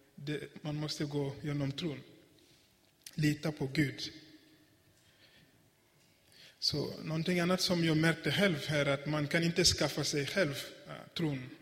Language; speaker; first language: Swedish; non-native, fluent; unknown